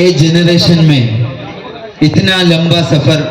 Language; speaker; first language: Hindi; non-native, local second language; Malayalam